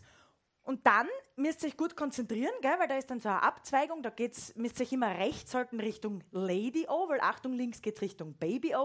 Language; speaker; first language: German; native; German